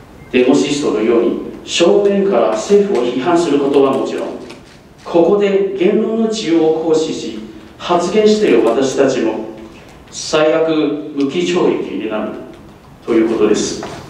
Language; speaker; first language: Japanese; non-native, fluent; Cantonese